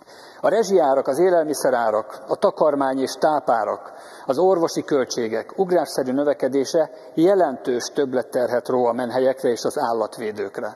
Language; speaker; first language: Hungarian; native; Hungarian